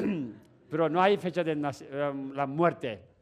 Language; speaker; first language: Spanish; non-native, learner; Tibetan